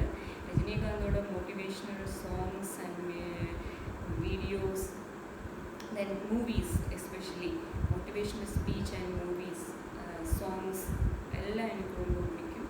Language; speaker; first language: Tamil; non-native, learner; Malayalam